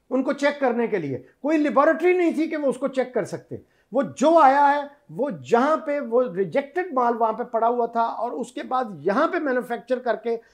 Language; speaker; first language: Urdu; non-native, local second language; Punjabi